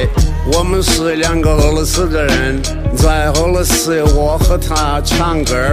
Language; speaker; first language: Chinese; non-native, learner; Russian